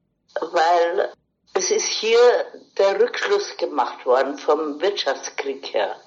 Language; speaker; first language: German; native; German